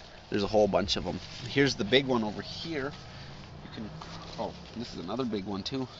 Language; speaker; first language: English; native; English